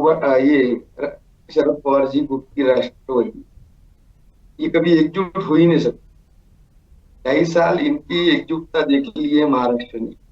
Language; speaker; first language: Hindi; non-native, local second language; Marathi